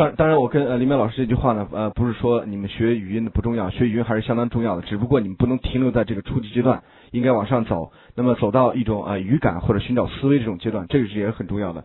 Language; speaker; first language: Chinese; native; Chinese